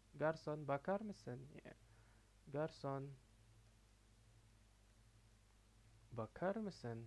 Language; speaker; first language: Turkish; non-native, fluent; Indonesian